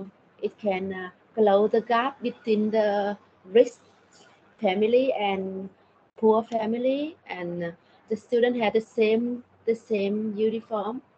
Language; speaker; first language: English; non-native, learner; Thai